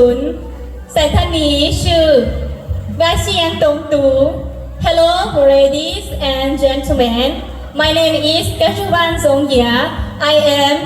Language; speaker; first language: English; non-native, learner; Lao